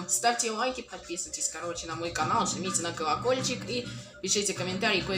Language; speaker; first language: Russian; native; Russian